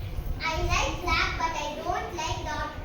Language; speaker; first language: English; non-native, learner; Tamil